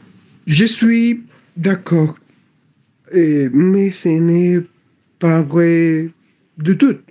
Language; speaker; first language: French; non-native, learner; Spanish